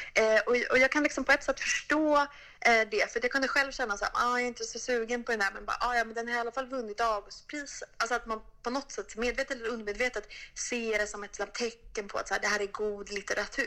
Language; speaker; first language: Swedish; native; Swedish